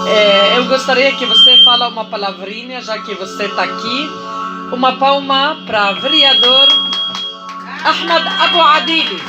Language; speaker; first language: Portuguese; non-native, fluent; Arabic